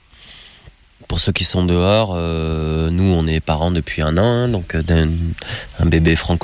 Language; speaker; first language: French; native; French